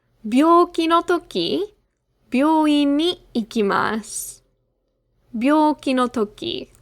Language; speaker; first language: Japanese; non-native, fluent; English